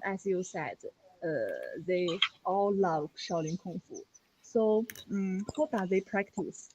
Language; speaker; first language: English; non-native, learner; Chinese